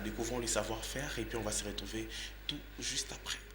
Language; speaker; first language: French; non-native, local second language; Lingala